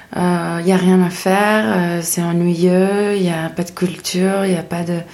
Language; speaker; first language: French; non-native, fluent; Spanish